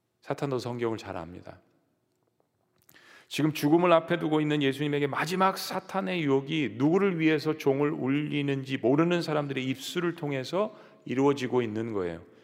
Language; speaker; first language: Korean; native; Korean